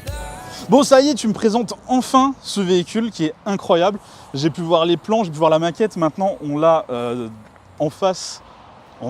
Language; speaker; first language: French; native; French